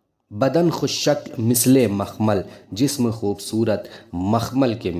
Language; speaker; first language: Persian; non-native, fluent; Urdu